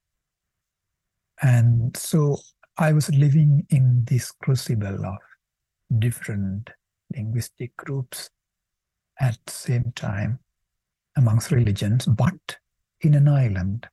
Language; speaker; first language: English; non-native, local second language; Sinhala